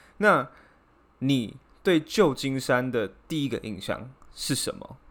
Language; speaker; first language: Chinese; native; Chinese